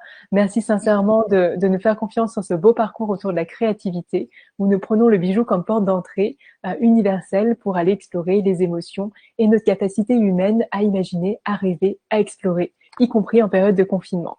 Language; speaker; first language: French; native; French